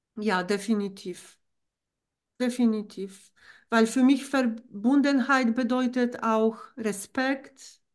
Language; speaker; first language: German; non-native, fluent; Polish